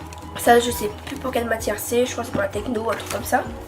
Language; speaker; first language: French; native; French